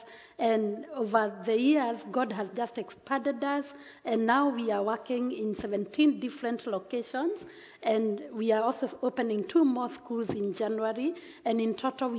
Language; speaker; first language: English; non-native, local second language; Kikuyu